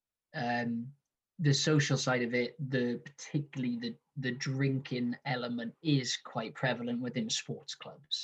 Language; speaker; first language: English; native; English